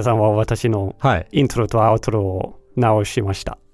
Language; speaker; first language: Japanese; non-native, learner; Danish